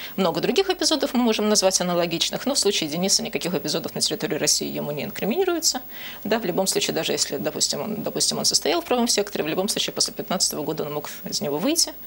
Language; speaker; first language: Russian; native; Russian